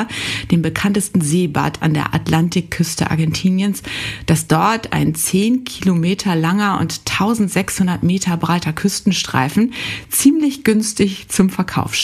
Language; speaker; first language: German; native; German